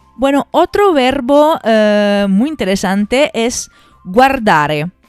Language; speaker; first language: Spanish; non-native, fluent; Italian